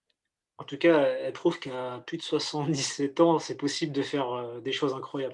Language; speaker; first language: French; native; French